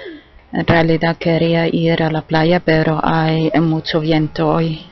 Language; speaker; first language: Spanish; non-native, fluent; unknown